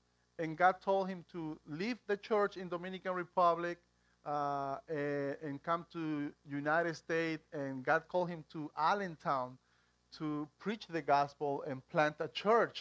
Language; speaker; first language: English; non-native, fluent; Spanish